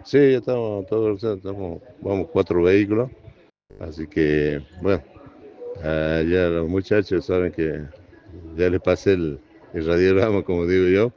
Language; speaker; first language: Spanish; native; Spanish